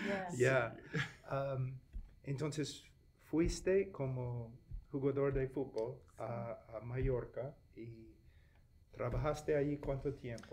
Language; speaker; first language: Spanish; non-native, fluent; English